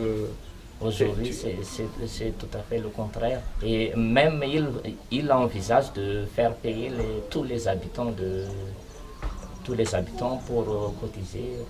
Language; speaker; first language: French; non-native, local second language; Malagasy